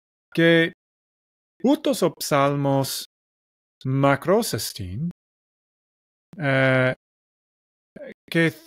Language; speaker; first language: Greek; non-native, learner; English